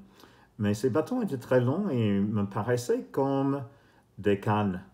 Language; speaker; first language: French; non-native, fluent; English